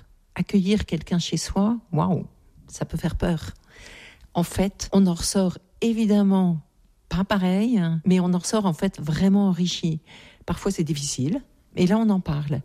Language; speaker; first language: French; native; French